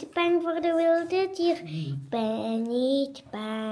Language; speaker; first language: Dutch; early bilingual, other home language; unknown